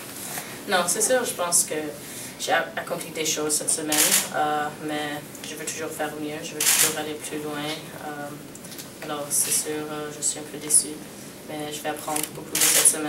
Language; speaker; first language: French; non-native, local second language; English